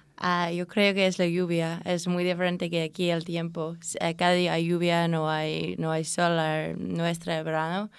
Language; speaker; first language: Spanish; non-native, learner; English